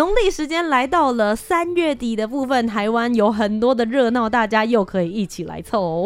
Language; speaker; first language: Chinese; native; Chinese